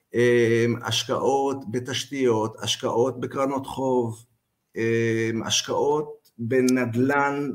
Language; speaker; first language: Hebrew; native; Hebrew